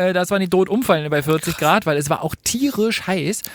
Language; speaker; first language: German; native; German